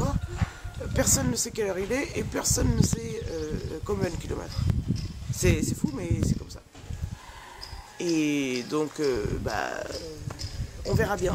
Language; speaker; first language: French; native; French